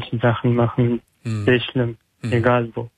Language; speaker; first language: German; non-native, learner; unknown